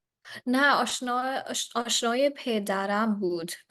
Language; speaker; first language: Persian; non-native, learner; English